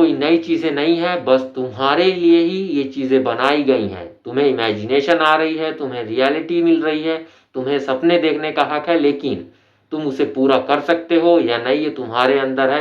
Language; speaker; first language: Hindi; native; Hindi